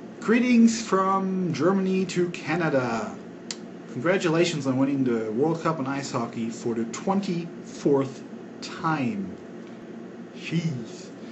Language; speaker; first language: English; non-native, fluent; German